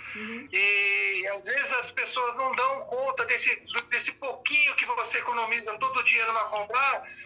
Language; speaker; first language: Portuguese; native; Portuguese